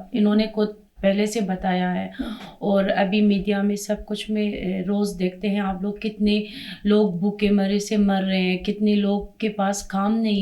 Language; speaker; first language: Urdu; non-native, fluent; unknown